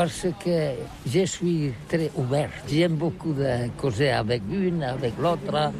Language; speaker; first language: French; non-native, learner; Catalan